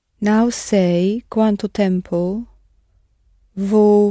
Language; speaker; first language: Portuguese; non-native, learner; English